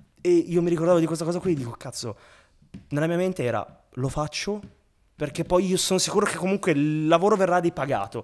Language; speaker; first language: Italian; early bilingual, other home language; Arabic